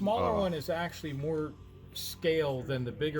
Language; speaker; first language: English; native; English